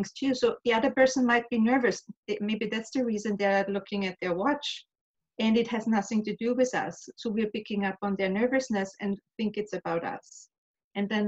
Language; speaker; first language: English; non-native, fluent; German